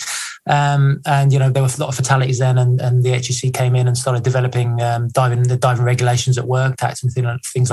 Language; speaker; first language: English; native; English